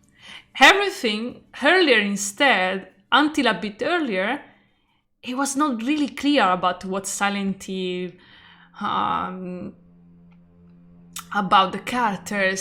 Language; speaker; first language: English; non-native, fluent; Italian